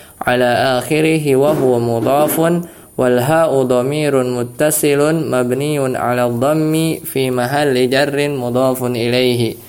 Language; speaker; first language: Arabic; non-native, fluent; Indonesian